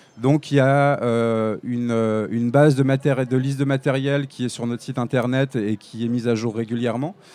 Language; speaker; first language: French; native; French